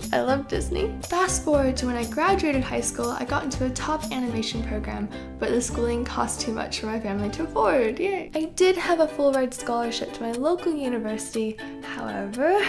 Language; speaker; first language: English; native; English